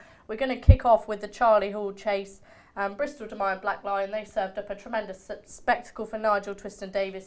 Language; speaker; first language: English; native; English